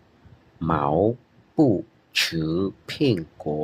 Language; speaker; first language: Chinese; non-native, fluent; Khmer